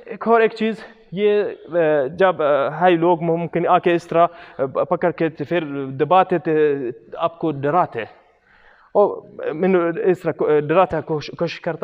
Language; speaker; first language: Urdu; non-native, local second language; Punjabi